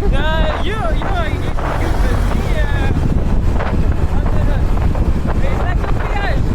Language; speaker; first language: English; non-native, learner; French